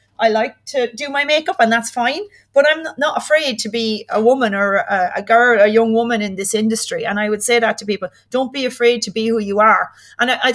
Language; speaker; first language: English; native; English